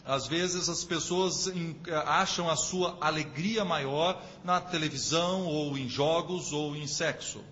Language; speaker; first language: Portuguese; native; Portuguese